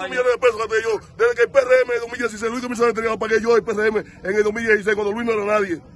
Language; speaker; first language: Spanish; native; Spanish